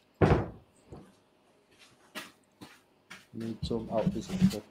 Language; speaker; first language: English; non-native, learner; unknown